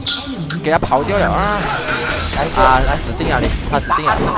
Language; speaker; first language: Chinese; native; Chinese